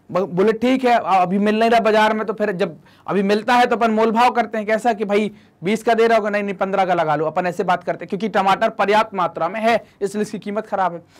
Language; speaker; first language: Hindi; native; Hindi